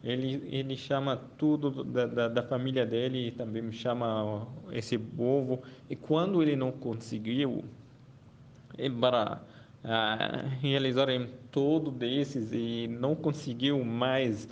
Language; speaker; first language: Portuguese; non-native, fluent; Arabic